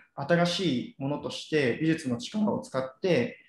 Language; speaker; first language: Japanese; native; Japanese